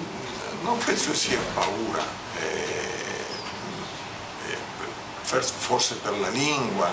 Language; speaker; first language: Italian; non-native, fluent; Spanish